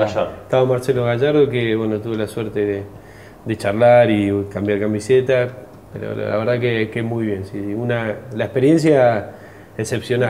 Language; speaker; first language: Spanish; native; Spanish